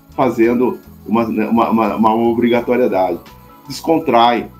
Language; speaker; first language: Portuguese; native; Portuguese